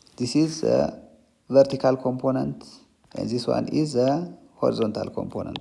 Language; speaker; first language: English; non-native, local second language; Amharic